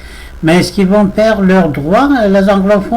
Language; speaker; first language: French; non-native, fluent; Turkish